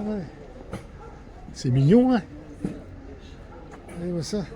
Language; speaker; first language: French; native; French